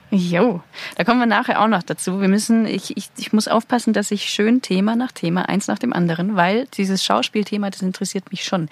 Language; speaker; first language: German; native; German